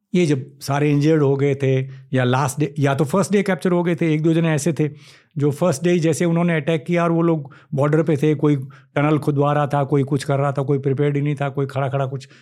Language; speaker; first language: Hindi; native; Hindi